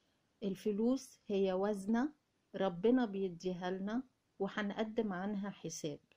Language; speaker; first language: Arabic; native; Arabic